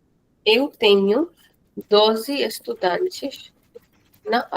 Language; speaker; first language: Portuguese; non-native, fluent; Hindi